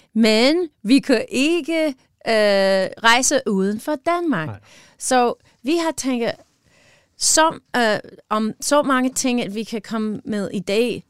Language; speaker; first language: Danish; non-native, learner; English